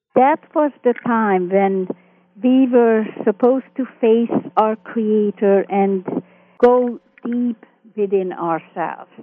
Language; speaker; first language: English; early bilingual, other home language; Hungarian